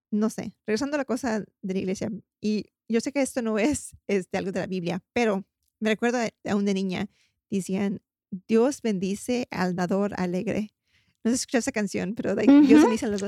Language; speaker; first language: Spanish; early bilingual, heritage; Spanish